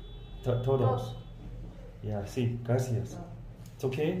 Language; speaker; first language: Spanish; non-native, learner; English